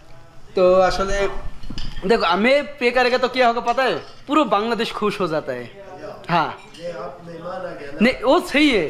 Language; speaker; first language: Hindi; non-native, learner; Bangla